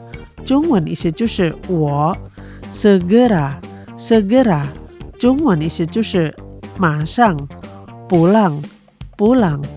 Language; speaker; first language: Chinese; non-native, fluent; Indonesian